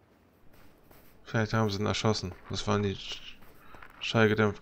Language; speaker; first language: German; native; German